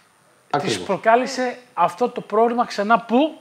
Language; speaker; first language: Greek; native; Greek